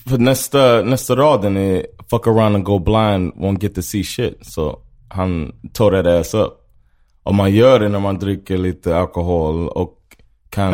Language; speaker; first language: Swedish; non-native, fluent; English